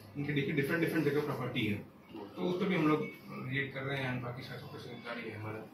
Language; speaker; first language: Hindi; non-native, local second language; Bangla